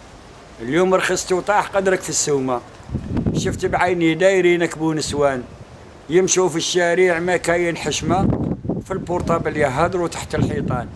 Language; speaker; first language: Arabic; native; Arabic